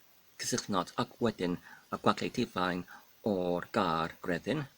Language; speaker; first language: Welsh; non-native, learner; Polish